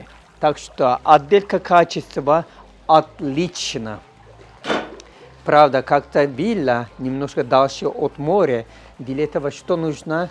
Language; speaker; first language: Russian; non-native, learner; Turkish